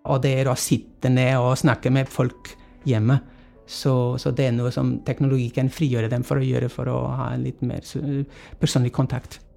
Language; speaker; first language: Norwegian; non-native, fluent; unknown